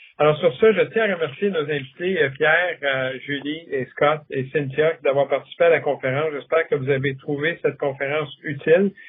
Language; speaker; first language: French; native; French